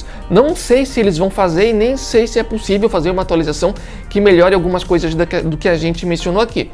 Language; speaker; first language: Portuguese; native; Portuguese